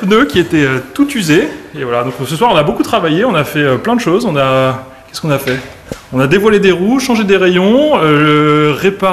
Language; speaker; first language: French; native; French